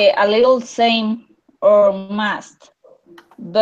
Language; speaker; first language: English; non-native, learner; Spanish